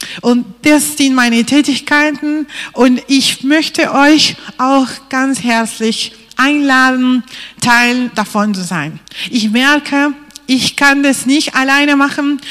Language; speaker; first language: German; non-native, fluent; Spanish